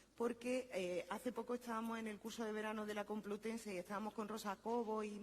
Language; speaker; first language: Spanish; native; Spanish